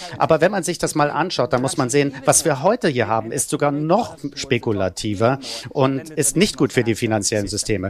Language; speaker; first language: German; non-native, fluent; Italian